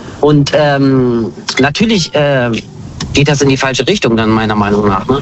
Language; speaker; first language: German; early bilingual, other home language; Kurdish